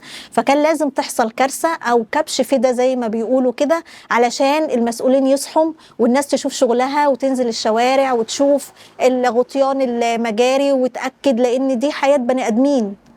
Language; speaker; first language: Arabic; native; Arabic